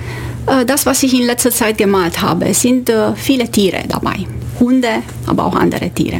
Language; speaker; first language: German; non-native, fluent; Romanian